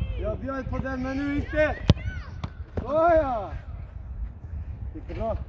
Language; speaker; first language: Swedish; non-native, fluent; Serbian